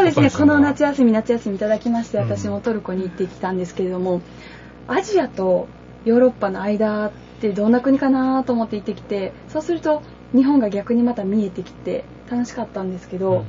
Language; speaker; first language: Japanese; native; Japanese